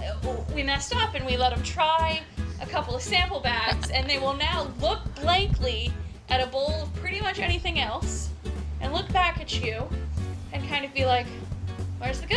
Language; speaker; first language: English; native; English